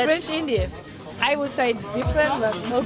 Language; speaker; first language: English; non-native, learner; German